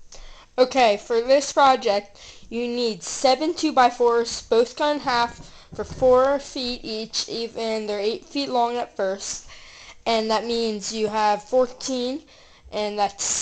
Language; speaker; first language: English; native; English